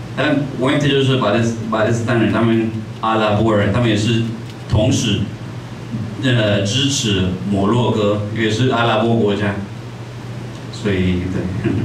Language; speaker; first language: Chinese; native; Chinese